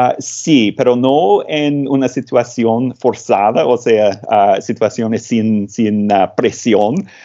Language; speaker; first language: Spanish; non-native, fluent; English